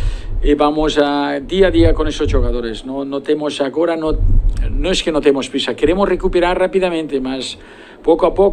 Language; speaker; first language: Portuguese; non-native, fluent; Spanish